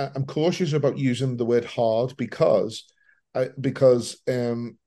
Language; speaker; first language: English; native; English